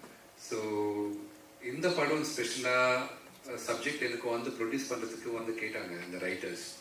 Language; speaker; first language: Tamil; non-native, local second language; Malayalam